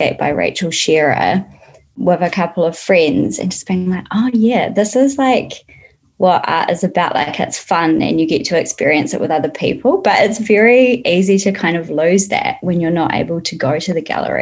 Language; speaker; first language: English; native; English